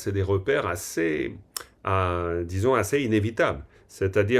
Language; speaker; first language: French; native; French